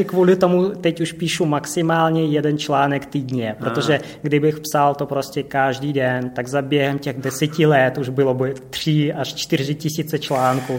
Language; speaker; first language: Czech; non-native, fluent; Russian